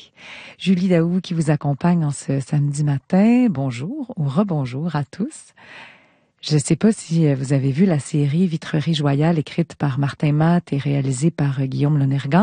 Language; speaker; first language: French; native; French